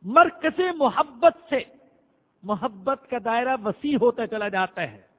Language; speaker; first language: Urdu; non-native, local second language; Punjabi